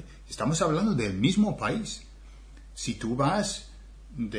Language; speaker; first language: Spanish; non-native, fluent; English